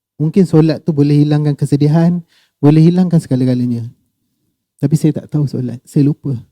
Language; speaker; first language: Malay; native; Malay